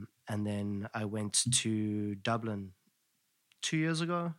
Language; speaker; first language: English; native; English